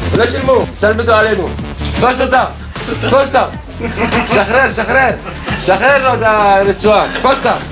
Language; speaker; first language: Hebrew; native; Hebrew